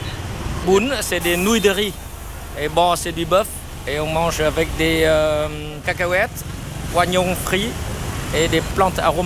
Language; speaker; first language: French; non-native, fluent; Vietnamese